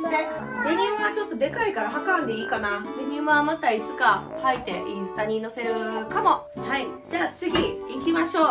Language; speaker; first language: Japanese; native; Japanese